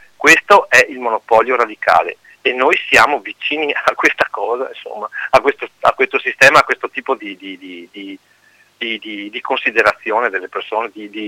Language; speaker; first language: Italian; native; Italian